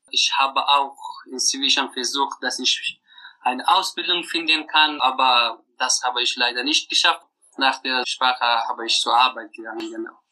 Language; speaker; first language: German; non-native, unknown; Persian